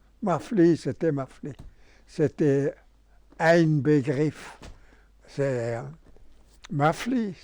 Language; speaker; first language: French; non-native, local second language; German